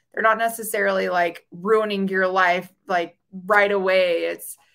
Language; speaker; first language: English; native; English